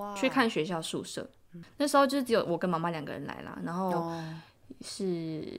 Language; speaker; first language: Chinese; native; Chinese